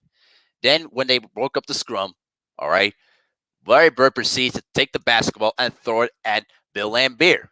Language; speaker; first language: English; native; English